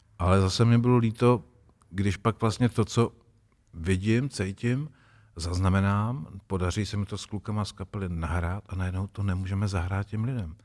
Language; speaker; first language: Czech; native; Czech